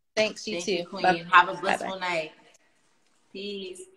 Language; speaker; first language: English; native; English